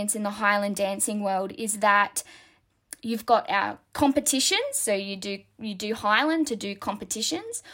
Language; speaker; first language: English; native; English